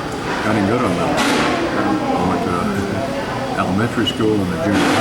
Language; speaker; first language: English; native; English